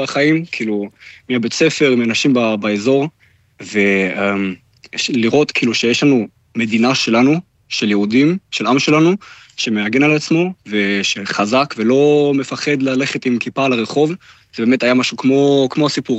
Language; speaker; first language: Hebrew; non-native, fluent; German